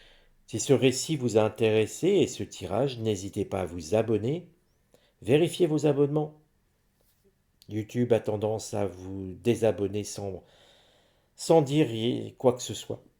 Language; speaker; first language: French; native; French